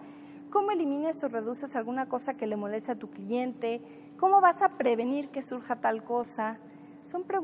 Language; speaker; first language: Spanish; native; Spanish